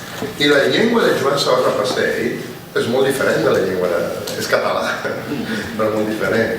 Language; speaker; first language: Catalan; non-native, fluent; Italian